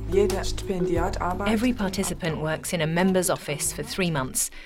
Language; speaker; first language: English; non-native, fluent; Turkish